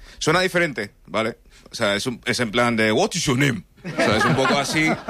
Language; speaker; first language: Spanish; early bilingual, other home language; English